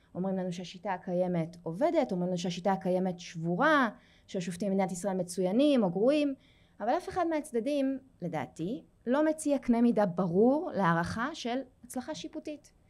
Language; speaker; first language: Hebrew; native; Hebrew